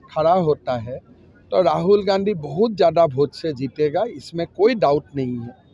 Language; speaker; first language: Hindi; non-native, local second language; Assamese